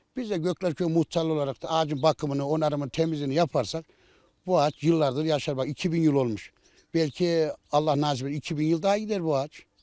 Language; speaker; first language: Turkish; native; Turkish